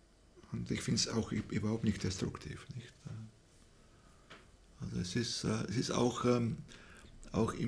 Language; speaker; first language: German; non-native, fluent; Slovak